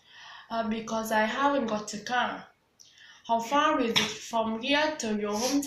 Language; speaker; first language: English; non-native, learner; Vietnamese